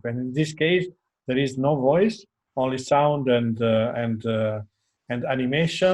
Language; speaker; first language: English; non-native, fluent; Italian